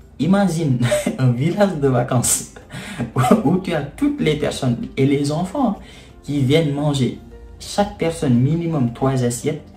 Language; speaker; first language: French; non-native, local second language; Wolof